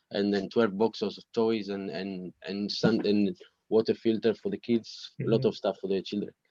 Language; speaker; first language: English; non-native, learner; Italian